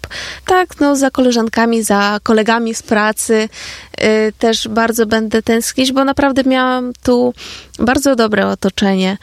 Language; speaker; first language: Polish; non-native, fluent; Ukrainian